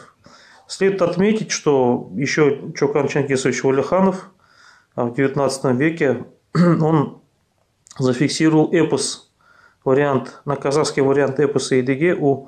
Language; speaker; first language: Russian; native; Russian